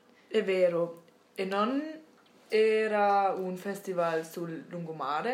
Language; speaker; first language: Italian; non-native, learner; German